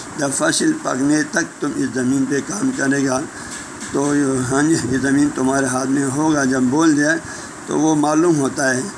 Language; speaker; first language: Urdu; non-native, local second language; Balti